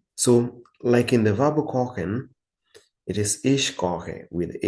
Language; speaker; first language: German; non-native, fluent; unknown